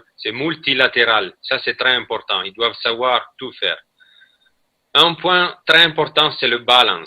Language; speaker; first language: French; non-native, fluent; Italian